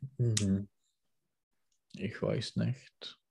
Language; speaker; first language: German; non-native, learner; Czech